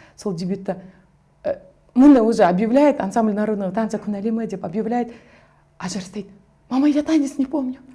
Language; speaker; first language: Russian; non-native, local second language; Kazakh